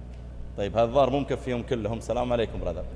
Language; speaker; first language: Arabic; native; Arabic